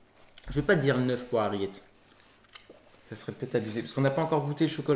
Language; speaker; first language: French; native; French